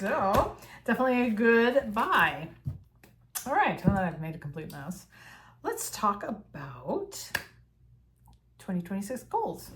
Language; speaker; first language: English; native; English